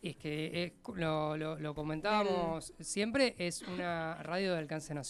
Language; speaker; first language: Spanish; native; Spanish